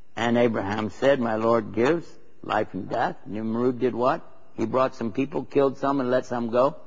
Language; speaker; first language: English; native; English